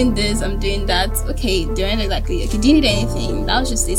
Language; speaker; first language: English; non-native, local second language; Yoruba